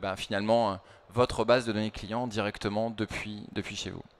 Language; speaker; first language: French; native; French